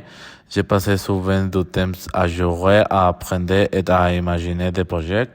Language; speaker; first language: French; non-native, learner; Spanish